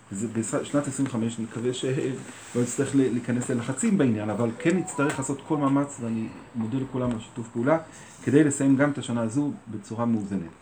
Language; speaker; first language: Hebrew; native; Hebrew